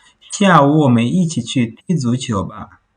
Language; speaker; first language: Chinese; non-native, fluent; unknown